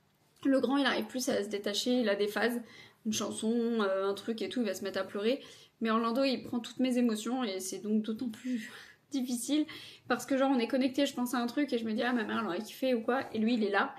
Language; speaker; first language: French; native; French